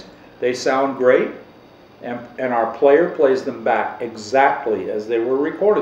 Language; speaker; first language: English; native; English